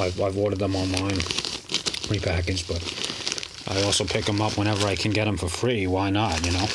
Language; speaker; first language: English; native; English